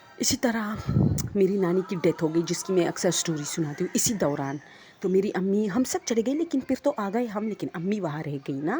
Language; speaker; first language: Urdu; non-native, local second language; Punjabi